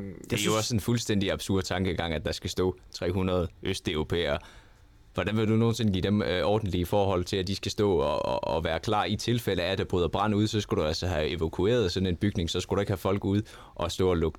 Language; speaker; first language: Danish; native; Danish